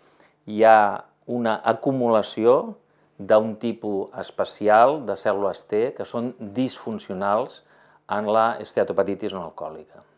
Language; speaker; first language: Catalan; native; Catalan